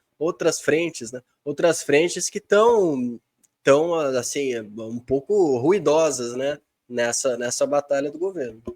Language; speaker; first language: Portuguese; native; Portuguese